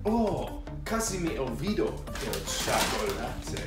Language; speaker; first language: Spanish; non-native, learner; English